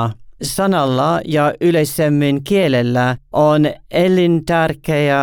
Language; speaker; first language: Finnish; non-native, learner; English